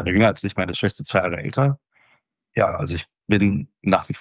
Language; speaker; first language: German; native; German